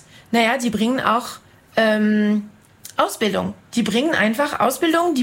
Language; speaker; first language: German; non-native, fluent; French